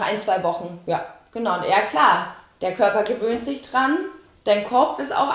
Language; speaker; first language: German; native; German